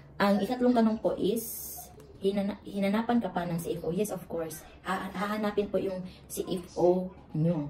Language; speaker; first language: Filipino; native; Filipino